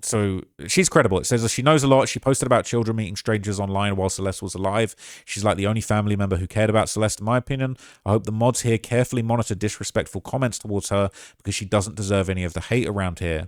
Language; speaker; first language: English; native; English